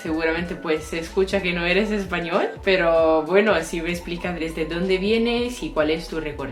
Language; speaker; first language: Spanish; native; Spanish